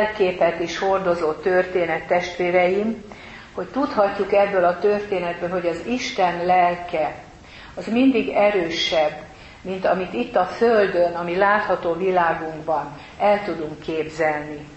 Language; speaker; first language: Hungarian; native; Hungarian